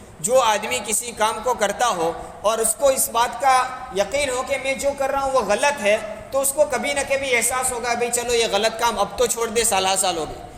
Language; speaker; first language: Urdu; native; Urdu